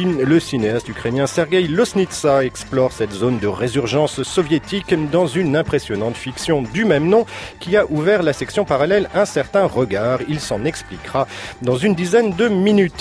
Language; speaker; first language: French; native; French